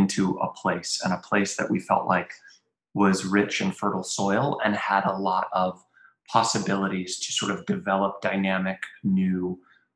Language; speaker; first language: English; native; English